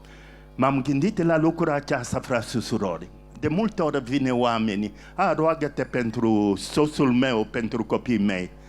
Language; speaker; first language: Romanian; non-native, fluent; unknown